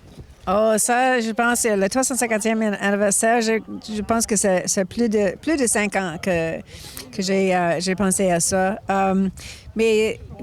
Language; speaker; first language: French; non-native, local second language; English